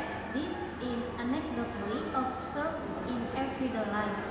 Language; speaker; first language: English; non-native, learner; Indonesian